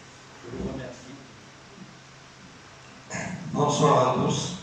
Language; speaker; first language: French; non-native, local second language; Arabic